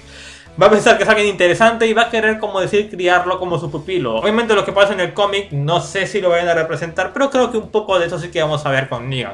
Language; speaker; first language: Spanish; native; Spanish